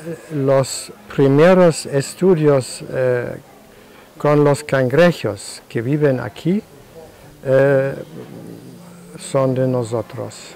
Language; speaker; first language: Spanish; non-native, learner; German